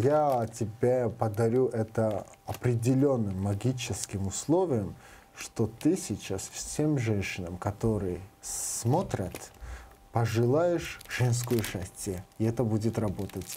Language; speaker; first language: Russian; non-native, learner; Georgian